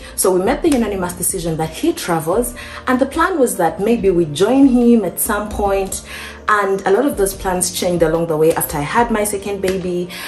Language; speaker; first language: English; non-native, local second language; Ganda